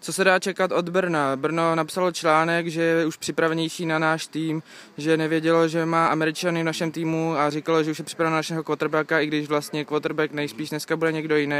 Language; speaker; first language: Czech; native; Czech